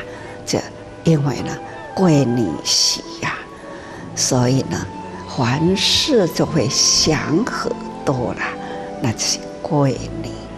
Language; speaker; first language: Chinese; non-native, local second language; Min Nan Chinese